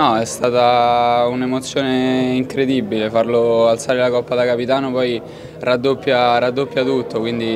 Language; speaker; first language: Italian; native; Italian